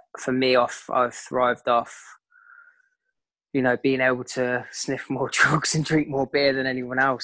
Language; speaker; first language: English; native; English